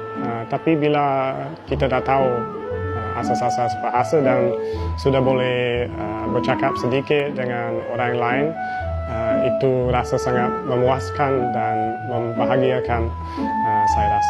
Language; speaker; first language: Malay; non-native, fluent; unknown